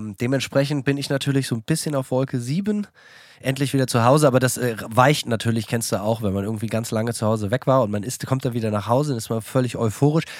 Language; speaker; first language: German; native; German